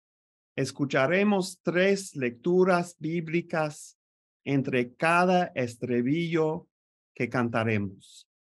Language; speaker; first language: Spanish; non-native, fluent; French